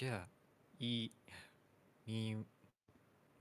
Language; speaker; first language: Japanese; non-native, learner; Malay